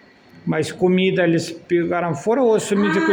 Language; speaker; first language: Portuguese; non-native, learner; Russian